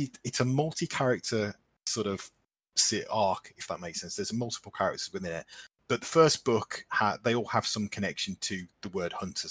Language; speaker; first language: English; native; English